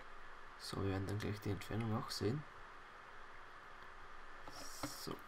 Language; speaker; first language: German; native; German